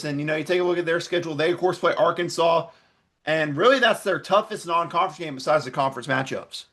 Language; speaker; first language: English; native; English